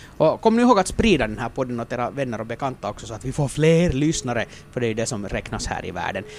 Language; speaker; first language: Swedish; native; Swedish